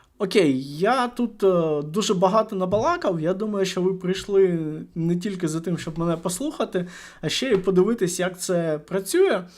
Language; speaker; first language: Ukrainian; non-native, local second language; Russian